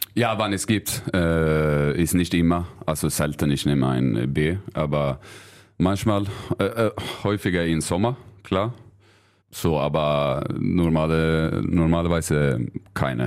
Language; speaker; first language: German; non-native, learner; Swedish